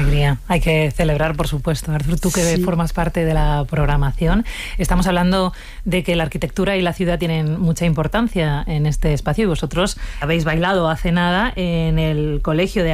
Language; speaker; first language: Spanish; native; Spanish